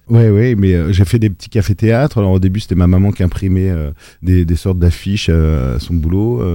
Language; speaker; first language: French; native; French